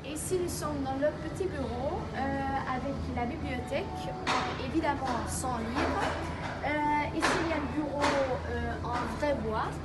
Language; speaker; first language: French; non-native, fluent; Dutch